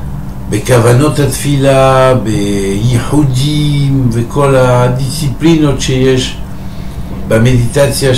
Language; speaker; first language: Hebrew; non-native, fluent; French